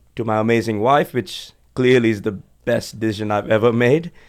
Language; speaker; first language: English; non-native, local second language; Sinhala